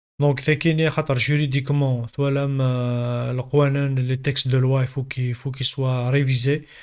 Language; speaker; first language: French; non-native, local second language; Kabyle